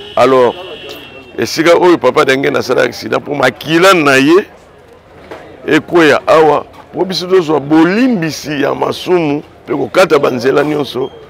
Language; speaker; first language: Lingala; non-native, local second language; Kongo